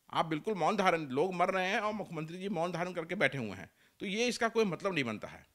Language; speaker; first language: Hindi; native; Hindi